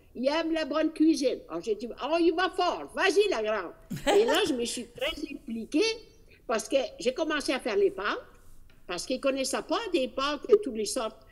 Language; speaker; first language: French; non-native, fluent; Italian